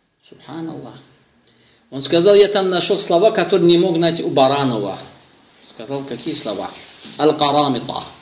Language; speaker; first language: Russian; non-native, local second language; Azerbaijani